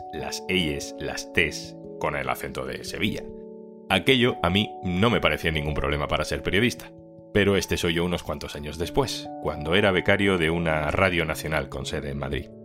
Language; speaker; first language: Spanish; native; Spanish